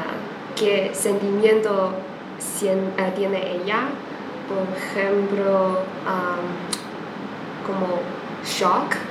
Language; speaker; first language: Spanish; non-native, fluent; Chinese